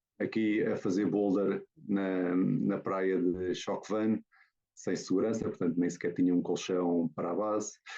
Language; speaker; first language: Portuguese; native; Portuguese